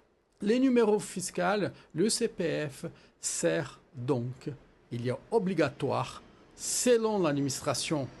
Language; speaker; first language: French; non-native, fluent; Portuguese